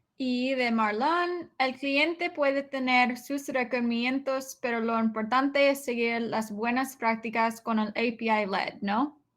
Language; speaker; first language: Spanish; non-native, learner; English